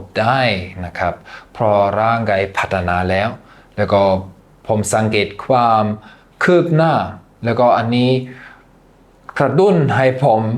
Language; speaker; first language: Thai; non-native, fluent; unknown